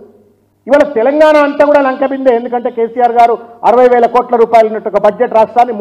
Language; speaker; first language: Telugu; native; Telugu